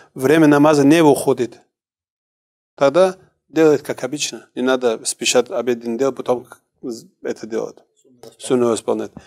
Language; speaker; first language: Russian; non-native, local second language; Kumyk